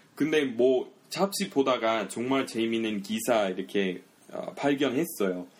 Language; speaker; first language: Korean; early bilingual, heritage; English